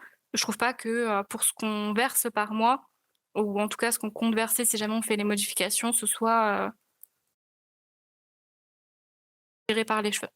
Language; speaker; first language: French; native; French